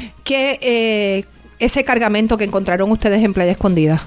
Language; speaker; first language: Spanish; native; Spanish